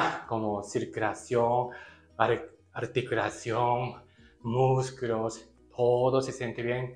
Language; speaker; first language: Spanish; non-native, learner; Japanese